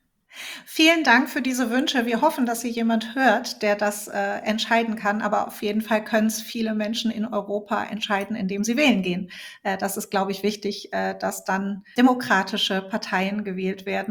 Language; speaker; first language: German; native; German